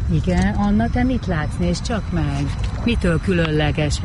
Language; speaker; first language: Hungarian; native; Hungarian